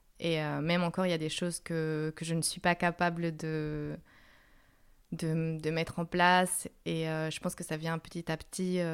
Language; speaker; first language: French; non-native, fluent; Spanish